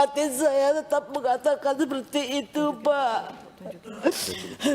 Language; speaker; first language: Indonesian; non-native, local second language; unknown